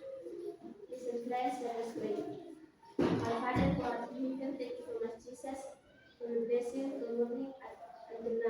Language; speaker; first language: English; non-native, learner; Indonesian